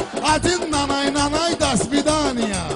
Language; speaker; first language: Russian; non-native, learner; Talysh